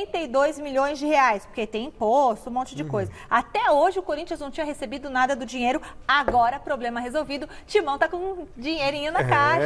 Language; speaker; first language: Portuguese; native; Portuguese